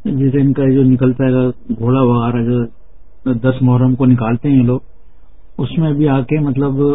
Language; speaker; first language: Urdu; native; Urdu